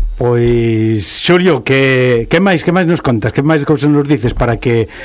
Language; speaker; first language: Galician; non-native, local second language; Spanish